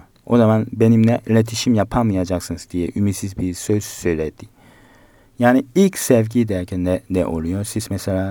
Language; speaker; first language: Turkish; non-native, learner; Korean